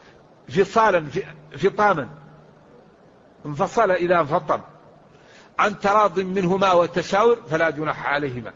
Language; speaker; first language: Arabic; native; Arabic